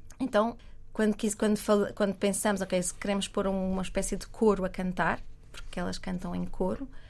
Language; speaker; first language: Portuguese; native; Portuguese